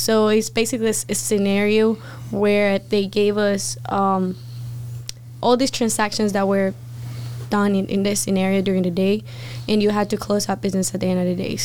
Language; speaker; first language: English; non-native, fluent; Spanish